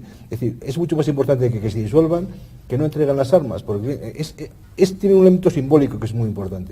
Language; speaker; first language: Spanish; native; Spanish